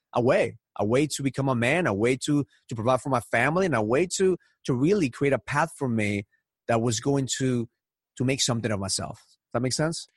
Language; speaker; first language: English; early bilingual, other home language; Spanish